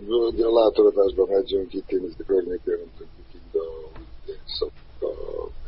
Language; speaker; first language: Hungarian; non-native, fluent; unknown